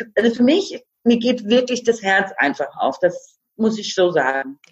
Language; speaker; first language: German; non-native, fluent; Croatian